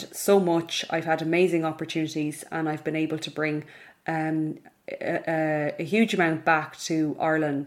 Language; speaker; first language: English; native; English